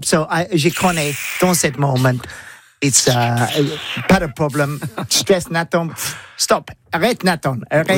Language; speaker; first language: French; non-native, learner; English